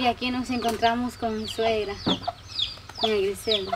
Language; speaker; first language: Spanish; native; Spanish